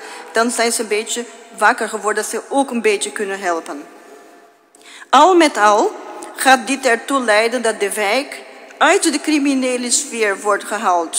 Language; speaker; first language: Dutch; non-native, fluent; Portuguese